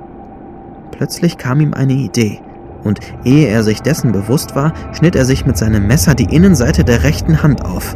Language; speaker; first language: German; native; German